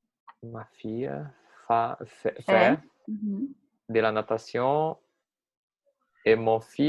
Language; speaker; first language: French; non-native, learner; Portuguese